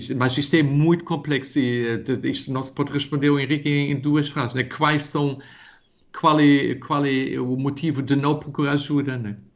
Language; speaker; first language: Portuguese; non-native, fluent; German